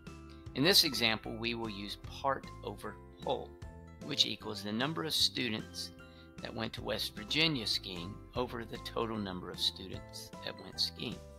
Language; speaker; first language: English; native; English